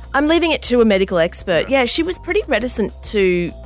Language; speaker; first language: English; native; English